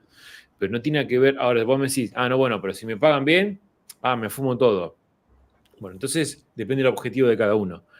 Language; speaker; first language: Spanish; native; Spanish